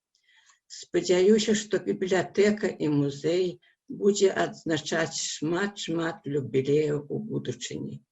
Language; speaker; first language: Belarusian; early bilingual, heritage; Belarusian